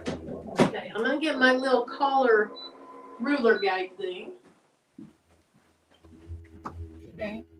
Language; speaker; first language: English; native; English